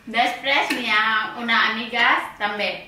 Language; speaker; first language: Catalan; non-native, learner; Indonesian